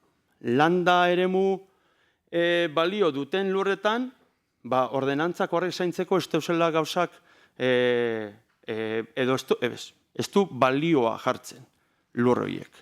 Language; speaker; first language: Basque; native; Basque